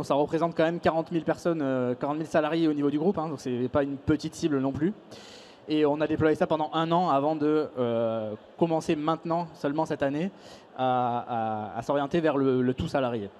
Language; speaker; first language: French; native; French